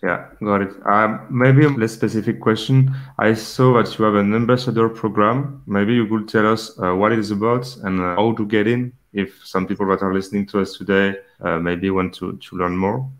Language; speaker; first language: English; non-native, fluent; French